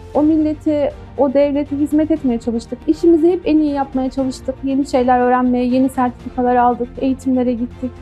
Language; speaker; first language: Turkish; native; Turkish